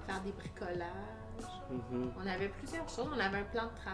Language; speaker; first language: French; native; French